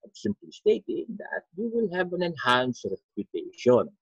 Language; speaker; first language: English; non-native, local second language; Filipino